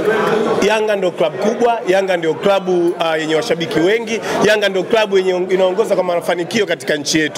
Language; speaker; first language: Swahili; native; Swahili